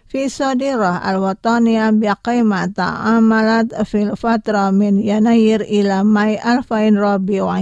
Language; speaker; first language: Arabic; non-native, fluent; Indonesian